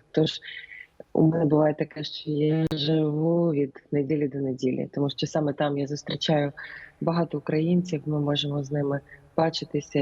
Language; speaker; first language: Ukrainian; non-native, local second language; Russian